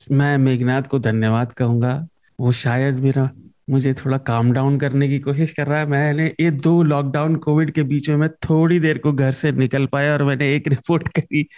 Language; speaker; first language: Hindi; native; Hindi